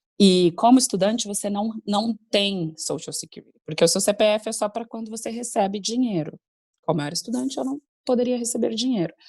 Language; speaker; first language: Portuguese; native; Portuguese